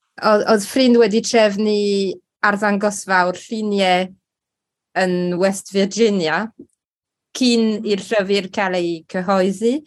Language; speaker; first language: Welsh; non-native, local second language; English